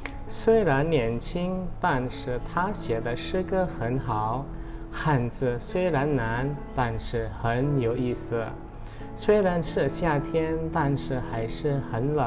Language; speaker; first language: Chinese; non-native, fluent; Indonesian